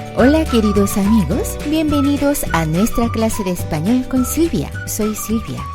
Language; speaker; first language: Spanish; non-native, fluent; Korean